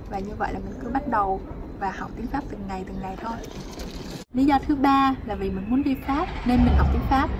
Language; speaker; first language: Vietnamese; native; Vietnamese